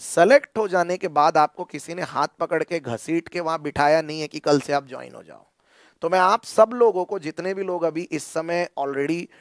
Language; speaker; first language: Hindi; non-native, local second language; Marathi